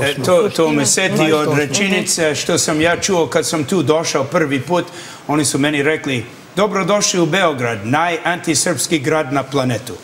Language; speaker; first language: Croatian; early bilingual, heritage; English